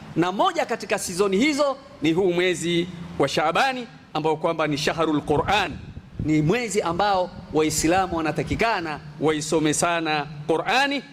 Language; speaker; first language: Swahili; native; Swahili